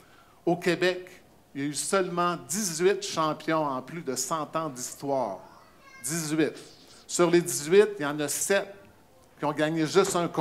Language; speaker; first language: French; native; French